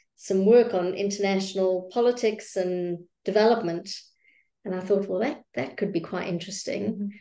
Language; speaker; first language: English; native; English